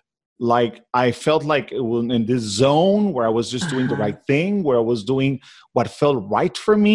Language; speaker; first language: English; non-native, fluent; Spanish